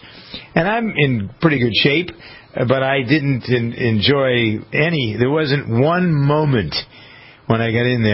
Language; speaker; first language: English; native; English